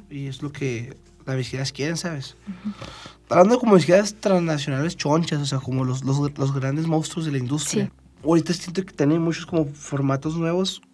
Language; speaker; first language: Spanish; native; Spanish